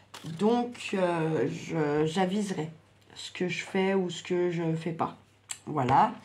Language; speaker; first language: French; native; French